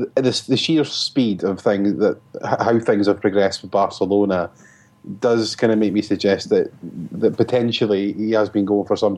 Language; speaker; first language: English; native; English